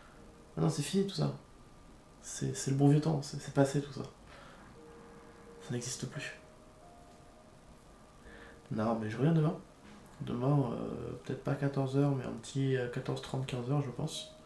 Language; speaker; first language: French; native; French